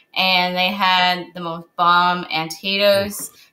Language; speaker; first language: English; native; English